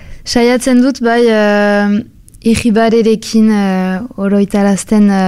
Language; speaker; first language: Basque; non-native, local second language; French